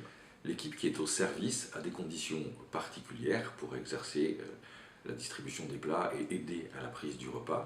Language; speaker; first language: French; native; French